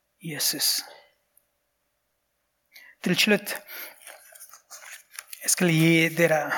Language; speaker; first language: Norwegian; non-native, fluent; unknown